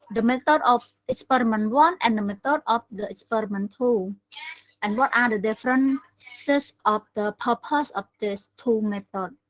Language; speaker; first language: English; non-native, learner; Khmer